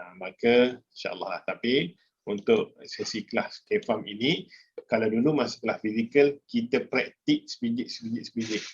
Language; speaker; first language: Malay; native; Malay